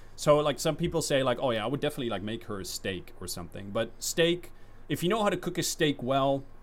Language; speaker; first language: English; non-native, fluent; Dutch